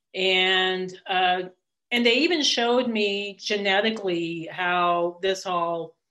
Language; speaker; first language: English; early bilingual, other home language; Italian